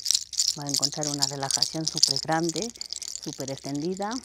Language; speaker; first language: Spanish; native; Spanish